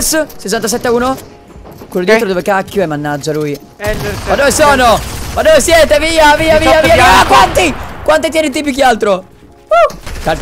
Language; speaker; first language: Italian; native; Italian